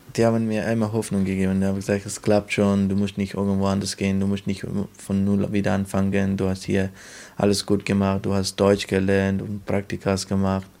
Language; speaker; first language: German; non-native, learner; Persian